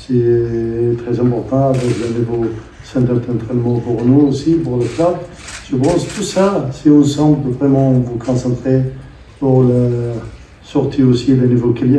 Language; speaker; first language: French; non-native, learner; Arabic